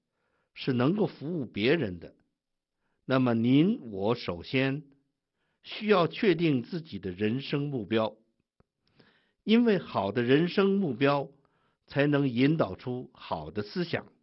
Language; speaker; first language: Chinese; native; Chinese